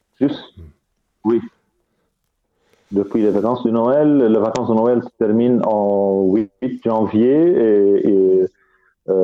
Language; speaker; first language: French; non-native, fluent; Arabic